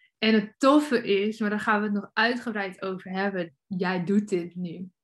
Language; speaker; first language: Dutch; native; Dutch